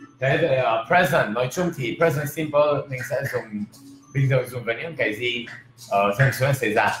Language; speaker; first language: Vietnamese; non-native, fluent; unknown